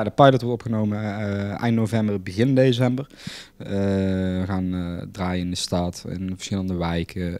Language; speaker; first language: Dutch; native; Dutch